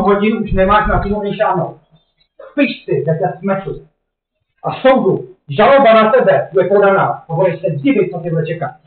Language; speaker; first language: Czech; native; Czech